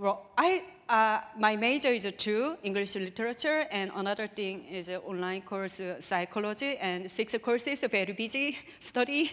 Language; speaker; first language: English; non-native, learner; Korean